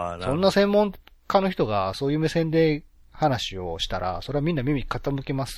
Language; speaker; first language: Japanese; native; Japanese